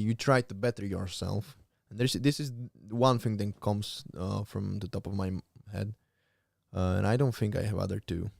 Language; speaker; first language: English; non-native, fluent; Slovak